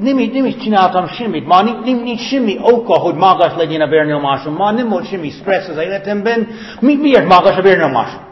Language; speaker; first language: Hungarian; non-native, fluent; English